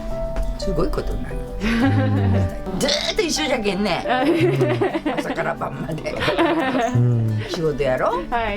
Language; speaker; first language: Japanese; native; Japanese